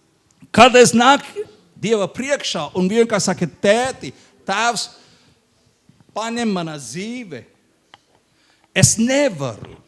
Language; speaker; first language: Latvian; non-native, learner; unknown